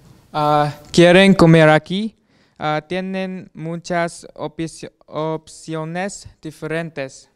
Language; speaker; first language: Spanish; non-native, learner; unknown